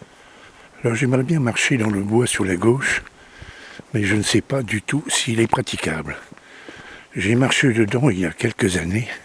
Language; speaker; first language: French; native; French